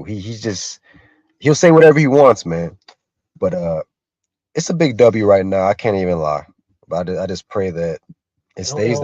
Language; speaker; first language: English; native; English